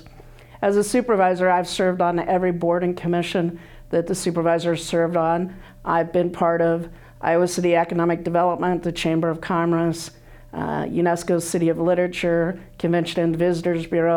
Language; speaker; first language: English; native; English